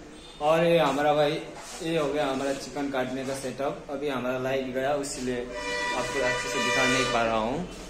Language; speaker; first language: Hindi; non-native, local second language; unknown